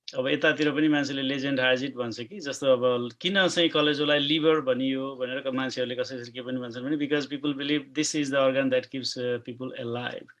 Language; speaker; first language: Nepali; native; Nepali